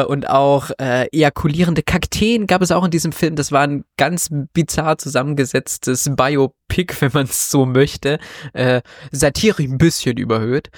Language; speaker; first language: German; native; German